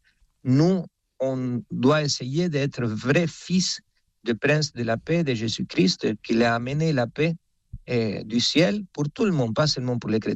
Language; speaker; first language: French; non-native, fluent; Spanish